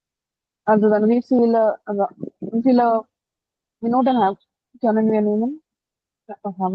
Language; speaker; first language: German; non-native, learner; Hindi